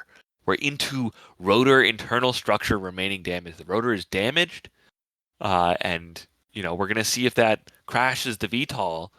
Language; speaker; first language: English; native; English